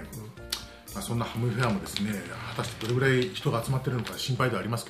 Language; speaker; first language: Japanese; native; Japanese